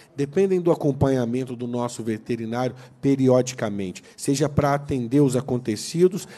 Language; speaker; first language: Portuguese; native; Portuguese